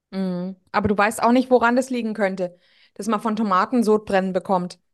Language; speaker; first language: German; native; German